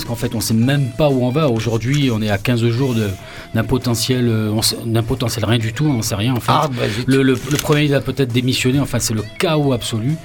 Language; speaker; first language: French; native; French